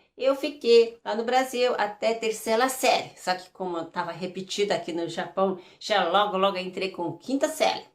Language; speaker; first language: Portuguese; early bilingual, other home language; Japanese